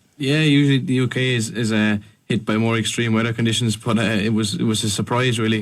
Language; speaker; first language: English; native; English